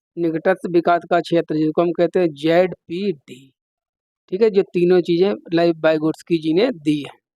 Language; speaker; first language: Hindi; native; Hindi